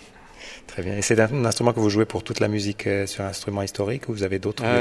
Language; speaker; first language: French; native; French